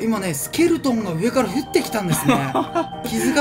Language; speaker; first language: Japanese; native; Japanese